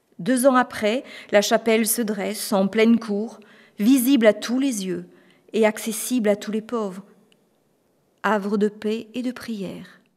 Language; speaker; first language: French; native; French